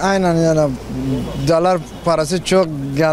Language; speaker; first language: Turkish; non-native, learner; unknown